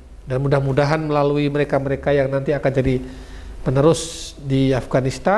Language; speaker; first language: Indonesian; native; Indonesian